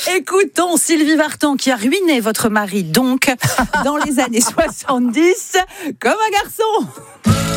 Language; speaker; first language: French; native; French